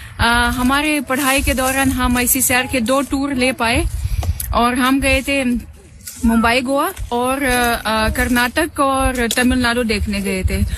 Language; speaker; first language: Hindi; non-native, fluent; Russian